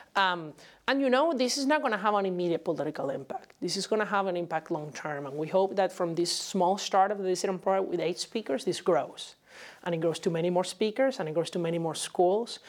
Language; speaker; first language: English; non-native, fluent; Spanish